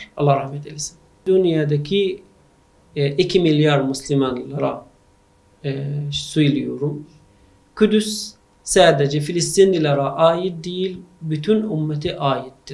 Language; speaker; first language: Turkish; non-native, fluent; Arabic